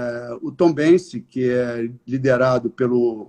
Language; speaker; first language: Portuguese; native; Portuguese